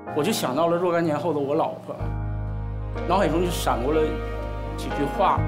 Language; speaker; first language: Chinese; native; Chinese